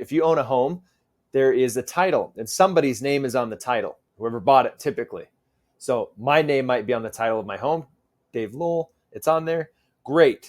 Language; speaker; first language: English; native; English